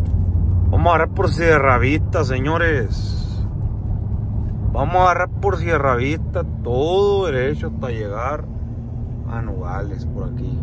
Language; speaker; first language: Spanish; native; Spanish